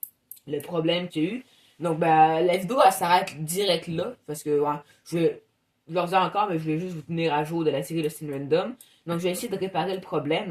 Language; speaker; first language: French; native; French